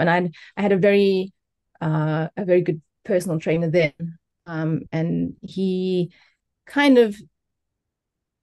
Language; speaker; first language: English; native; English